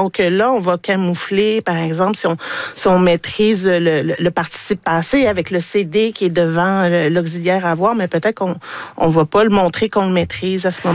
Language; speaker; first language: French; native; French